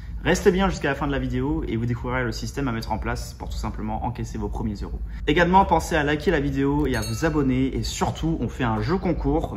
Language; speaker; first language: French; native; French